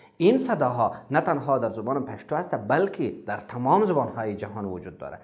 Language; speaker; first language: Persian; non-native, local second language; Pashto